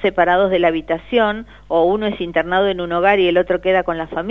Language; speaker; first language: Spanish; native; Spanish